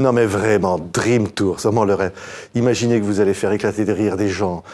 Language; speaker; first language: French; native; French